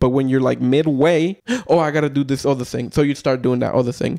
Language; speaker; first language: English; early bilingual, other home language; Spanish